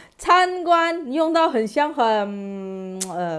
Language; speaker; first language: Chinese; non-native, fluent; Malay